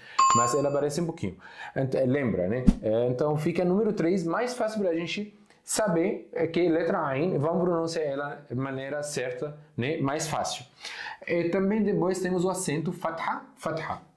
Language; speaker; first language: Portuguese; non-native, fluent; Arabic